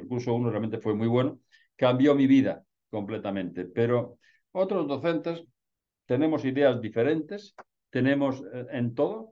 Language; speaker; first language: Spanish; native; Spanish